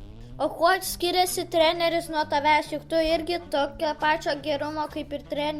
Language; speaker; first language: Lithuanian; early bilingual, heritage; Lithuanian